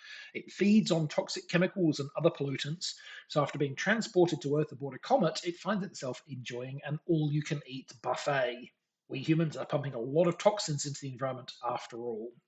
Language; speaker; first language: English; native; English